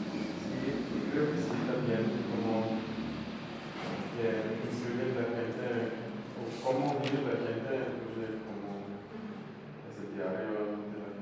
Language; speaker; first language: Spanish; non-native, learner; English